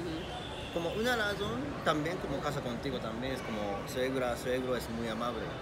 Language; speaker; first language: Spanish; non-native, learner; Japanese